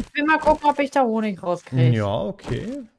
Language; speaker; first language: German; native; German